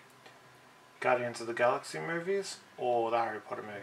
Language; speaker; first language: English; native; English